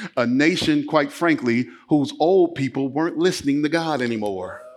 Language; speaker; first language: English; native; English